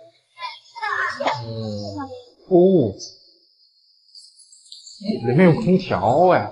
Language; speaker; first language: Chinese; native; Chinese